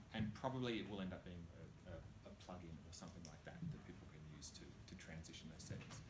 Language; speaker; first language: English; native; English